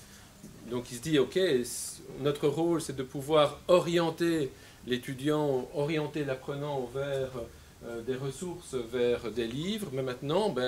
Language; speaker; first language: French; native; French